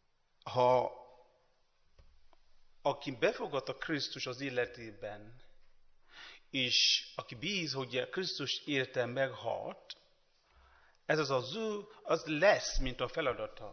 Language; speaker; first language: Hungarian; non-native, learner; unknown